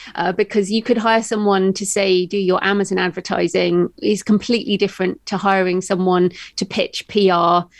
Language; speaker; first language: English; native; English